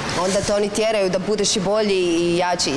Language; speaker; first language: Croatian; native; Croatian